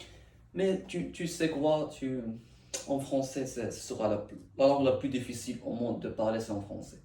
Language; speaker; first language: French; non-native, learner; Arabic